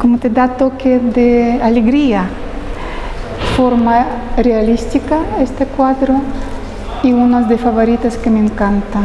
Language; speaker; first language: Spanish; non-native, learner; Russian